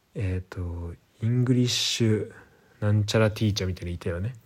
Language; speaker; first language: Japanese; native; Japanese